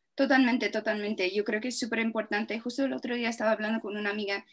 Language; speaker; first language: Spanish; non-native, fluent; English